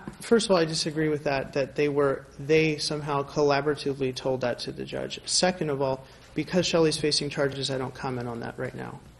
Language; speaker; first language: English; early bilingual, other home language; Spanish